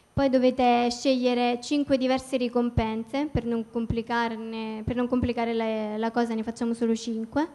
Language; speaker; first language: Italian; native; Italian